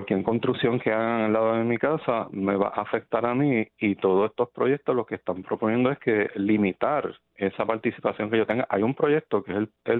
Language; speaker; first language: Spanish; native; Spanish